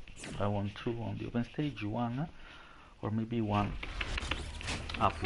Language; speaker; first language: English; non-native, learner; Italian